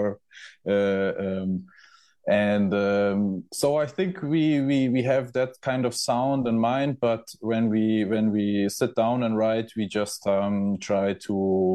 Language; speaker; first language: English; non-native, fluent; German